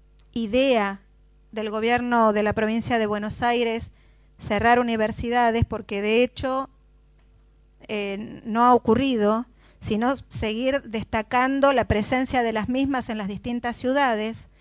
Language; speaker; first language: Spanish; native; Spanish